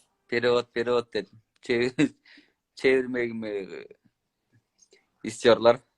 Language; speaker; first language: Turkish; non-native, learner; Kyrgyz